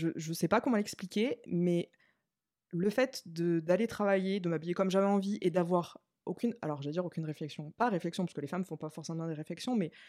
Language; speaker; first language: French; native; French